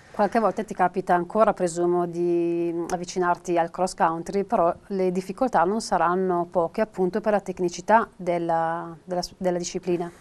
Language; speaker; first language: Italian; native; Italian